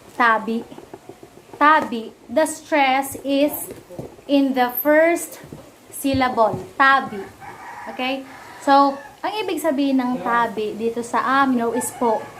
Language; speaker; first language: Filipino; non-native, local second language; Bikol